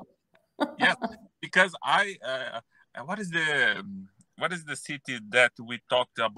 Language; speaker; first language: English; non-native, learner; Portuguese